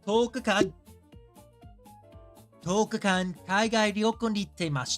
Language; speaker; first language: Japanese; non-native, learner; English